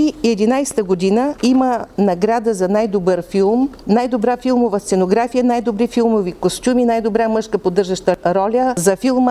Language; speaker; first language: Bulgarian; native; Bulgarian